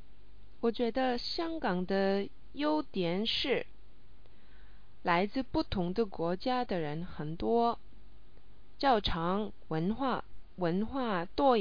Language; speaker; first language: Chinese; non-native, learner; English